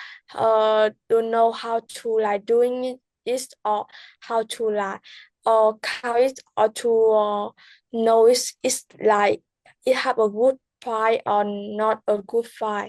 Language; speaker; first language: English; non-native, learner; Vietnamese